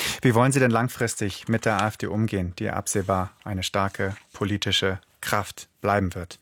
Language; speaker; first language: German; native; German